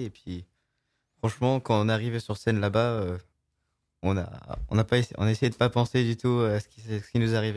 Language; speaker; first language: French; native; French